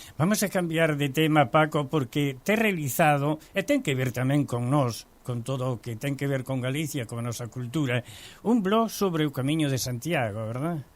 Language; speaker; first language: Galician; early bilingual, heritage; Galician